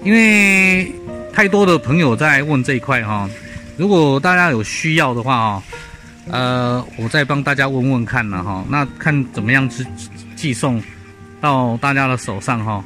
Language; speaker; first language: Chinese; native; Chinese